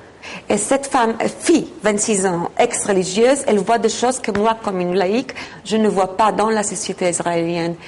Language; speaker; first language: French; non-native, fluent; Hebrew